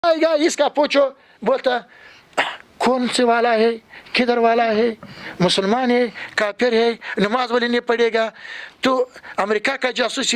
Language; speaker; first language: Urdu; non-native, learner; Pashto